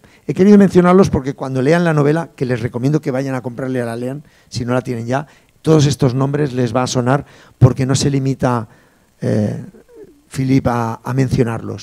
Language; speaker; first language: Spanish; native; Spanish